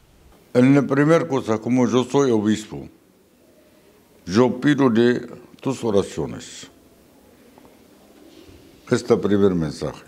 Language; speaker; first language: Spanish; non-native, fluent; Arabic